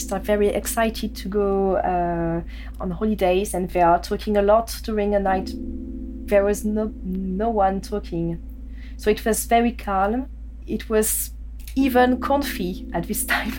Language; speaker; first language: English; non-native, fluent; French